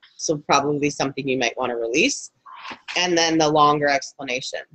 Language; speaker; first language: English; native; English